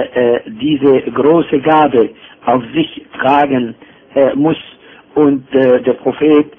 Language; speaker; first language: German; non-native, fluent; Arabic